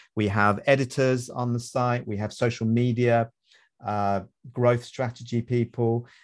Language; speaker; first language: English; native; English